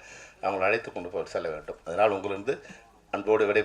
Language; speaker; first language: Tamil; native; Tamil